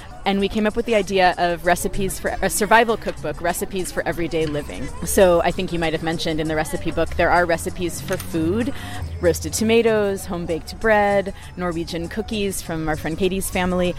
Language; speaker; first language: English; native; English